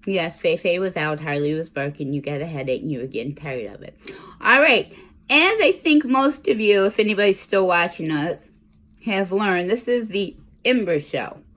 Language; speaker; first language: English; native; English